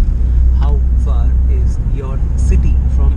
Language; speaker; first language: English; non-native, local second language; Hindi